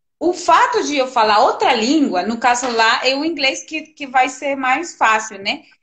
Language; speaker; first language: Portuguese; non-native, fluent; Spanish